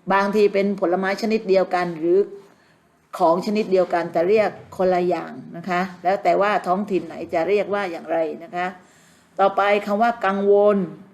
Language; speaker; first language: Thai; native; Thai